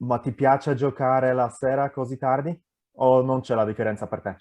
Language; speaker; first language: Italian; non-native, fluent; Polish